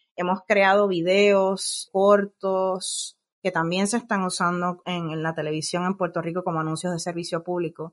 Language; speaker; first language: Spanish; native; Spanish